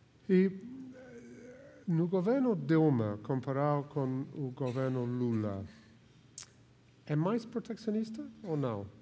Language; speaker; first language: Portuguese; non-native, fluent; Spanish